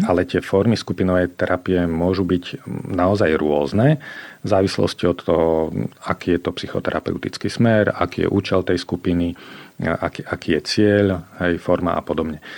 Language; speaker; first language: Slovak; native; Slovak